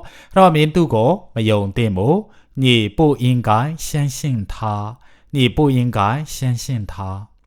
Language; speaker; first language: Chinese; non-native, fluent; Burmese